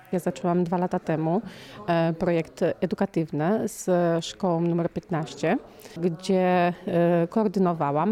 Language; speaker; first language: Polish; non-native, fluent; Romanian